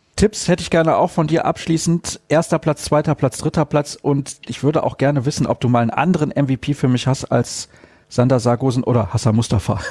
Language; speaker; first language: German; native; German